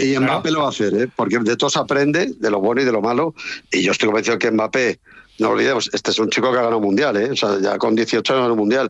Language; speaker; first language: Spanish; native; Spanish